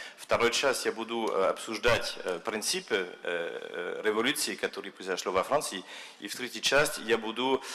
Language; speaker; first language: Russian; non-native, fluent; French